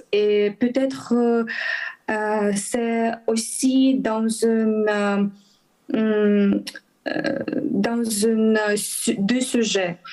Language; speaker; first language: French; non-native, learner; Ukrainian